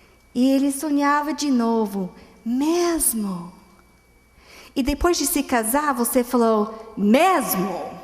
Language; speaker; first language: Portuguese; non-native, fluent; English